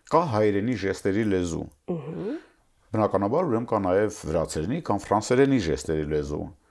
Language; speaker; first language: Armenian; native; Armenian